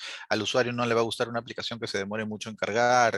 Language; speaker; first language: Spanish; native; Spanish